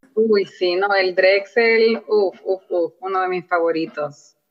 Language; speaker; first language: Spanish; early bilingual, other home language; English